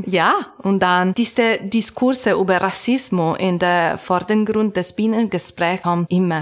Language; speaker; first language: German; non-native, learner; Italian